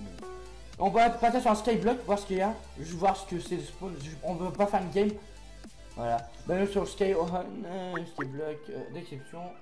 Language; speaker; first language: French; native; French